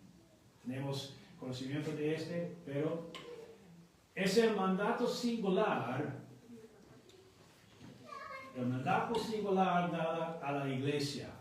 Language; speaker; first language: Spanish; non-native, fluent; English